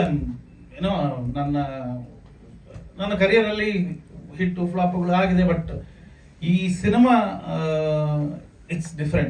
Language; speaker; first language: Kannada; native; Kannada